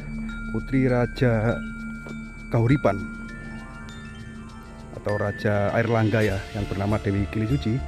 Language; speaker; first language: Indonesian; native; Indonesian